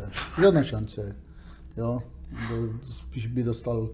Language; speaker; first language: Czech; non-native, learner; Hebrew